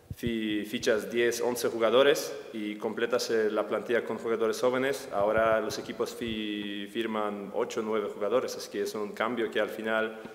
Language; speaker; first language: Spanish; non-native, fluent; Polish